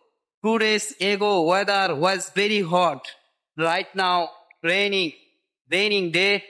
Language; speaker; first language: English; non-native, learner; Bangla